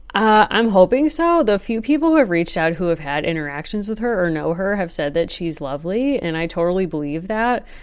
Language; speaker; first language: English; native; English